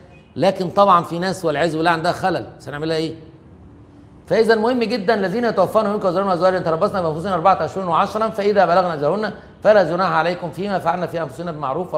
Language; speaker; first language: Arabic; native; Arabic